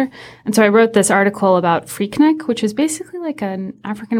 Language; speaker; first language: English; early bilingual, other home language; Persian